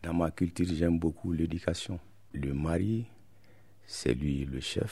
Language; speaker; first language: French; non-native, local second language; Bambara